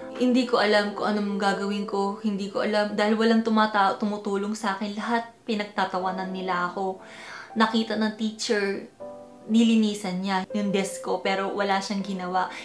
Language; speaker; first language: Filipino; early bilingual, heritage; Filipino